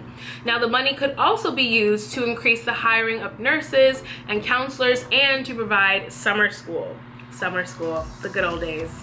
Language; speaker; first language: English; native; English